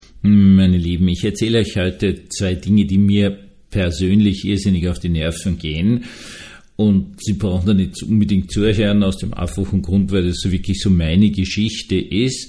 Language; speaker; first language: German; native; German